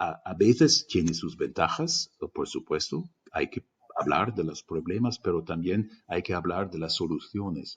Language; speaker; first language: Spanish; non-native, fluent; German